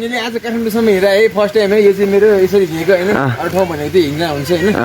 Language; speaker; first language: Nepali; native; Nepali